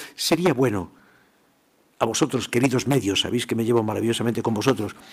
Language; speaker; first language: Spanish; native; Spanish